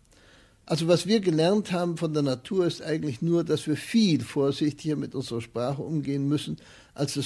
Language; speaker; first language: German; native; German